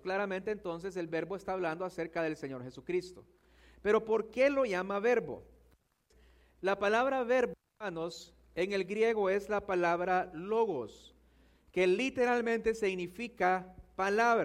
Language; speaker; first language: Spanish; native; Spanish